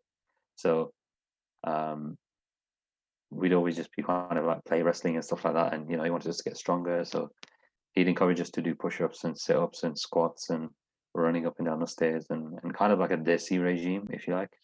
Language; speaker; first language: English; native; English